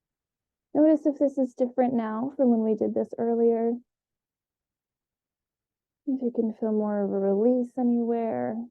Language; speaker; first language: English; native; English